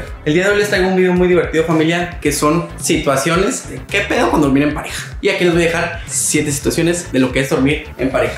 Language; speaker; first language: Spanish; native; Spanish